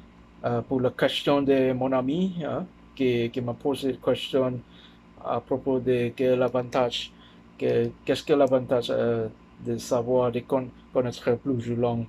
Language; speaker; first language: French; non-native, learner; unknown